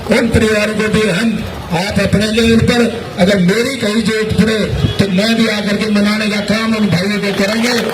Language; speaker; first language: Hindi; native; Hindi